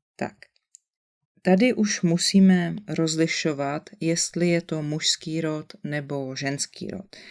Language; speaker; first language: Czech; native; Czech